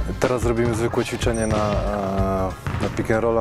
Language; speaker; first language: Polish; native; Polish